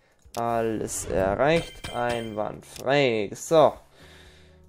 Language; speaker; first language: German; native; German